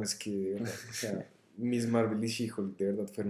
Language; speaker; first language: Spanish; native; Spanish